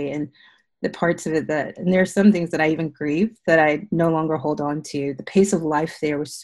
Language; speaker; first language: English; native; English